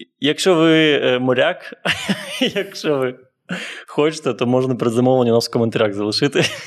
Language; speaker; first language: Ukrainian; non-native, local second language; Russian